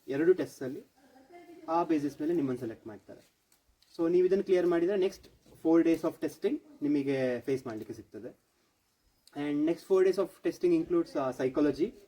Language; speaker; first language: Kannada; native; Kannada